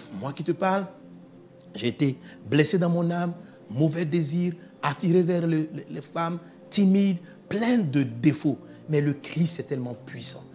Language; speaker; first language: French; non-native, local second language; Dyula